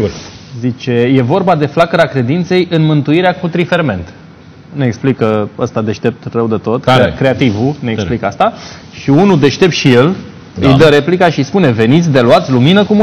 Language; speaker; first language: Romanian; native; Romanian